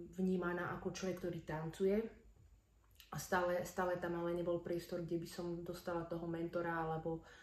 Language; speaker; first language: Slovak; early bilingual, other home language; Amharic